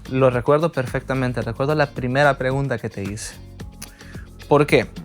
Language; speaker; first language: Spanish; native; Spanish